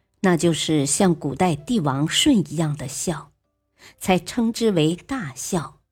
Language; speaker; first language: Chinese; native; Chinese